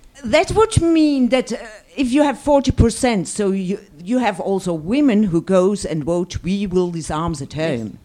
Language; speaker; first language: English; non-native, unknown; German